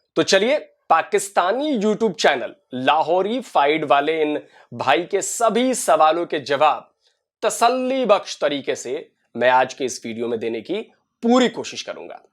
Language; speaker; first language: Hindi; native; Hindi